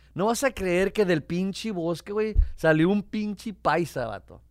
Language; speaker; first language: Spanish; native; Spanish